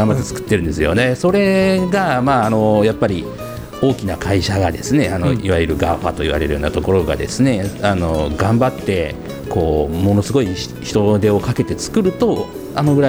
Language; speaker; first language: Japanese; native; Japanese